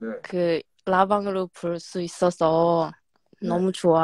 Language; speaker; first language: Korean; non-native, fluent; Chinese